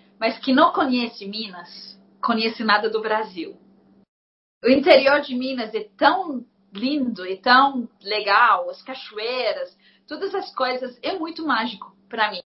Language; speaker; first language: Portuguese; non-native, fluent; Arabic